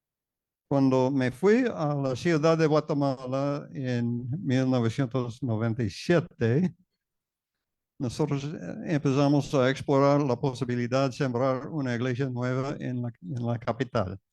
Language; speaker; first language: Spanish; non-native, fluent; English